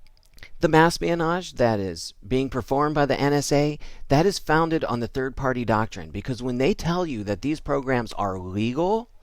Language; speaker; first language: English; native; English